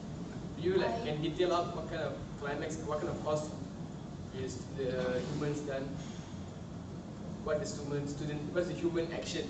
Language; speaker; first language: English; non-native, local second language; Malay